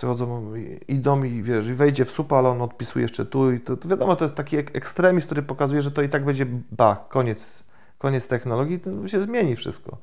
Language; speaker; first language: Polish; native; Polish